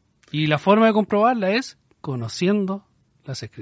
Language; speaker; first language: Spanish; native; Spanish